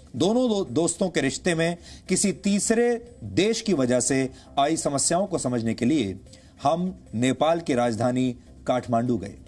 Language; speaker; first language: Hindi; native; Hindi